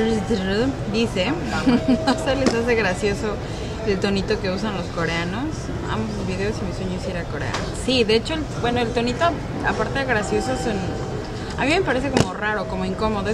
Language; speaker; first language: Spanish; native; Spanish